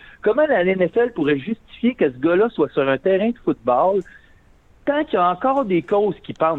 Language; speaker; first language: French; native; French